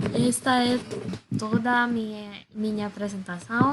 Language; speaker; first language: Portuguese; non-native, learner; Spanish